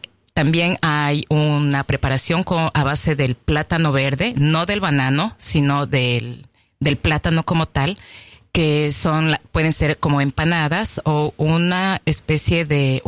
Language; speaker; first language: Spanish; native; Spanish